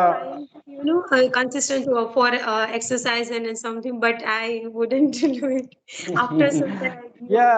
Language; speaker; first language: English; non-native, learner; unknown